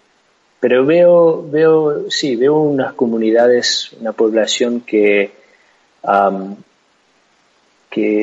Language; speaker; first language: Spanish; non-native, fluent; English